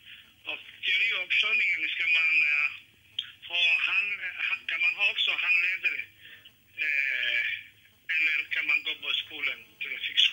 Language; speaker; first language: Swedish; non-native, learner; Somali